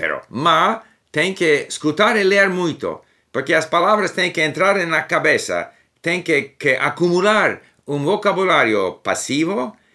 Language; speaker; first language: Portuguese; non-native, learner; English